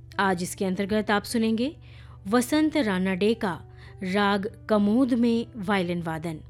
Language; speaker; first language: Hindi; native; Hindi